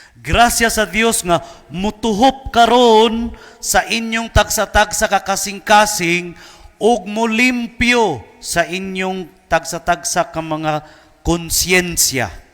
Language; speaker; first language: Cebuano; native; Cebuano